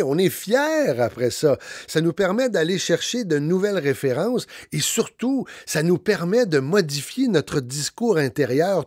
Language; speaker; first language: French; native; French